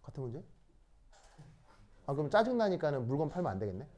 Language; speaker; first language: Korean; native; Korean